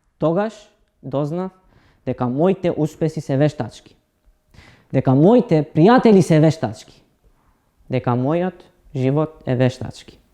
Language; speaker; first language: Macedonian; non-native, local second language; Romany